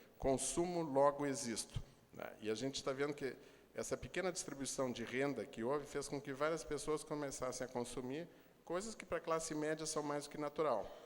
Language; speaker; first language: Portuguese; native; Portuguese